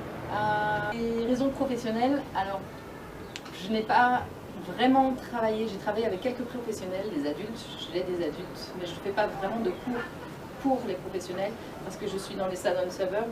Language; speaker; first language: French; native; French